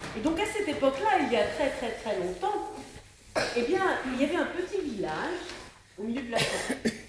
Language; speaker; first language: French; native; French